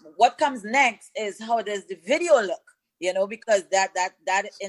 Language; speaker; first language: English; native; English